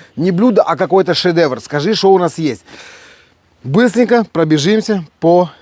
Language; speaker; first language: Russian; native; Russian